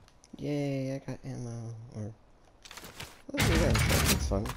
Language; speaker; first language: English; native; English